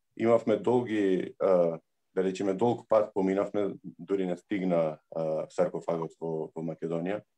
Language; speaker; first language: Macedonian; early bilingual, heritage; Macedonian